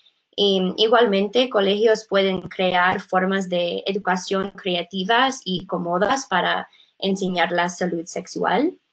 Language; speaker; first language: Spanish; non-native, learner; English